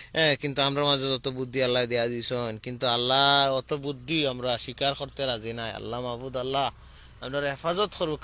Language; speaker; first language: Bangla; native; Bangla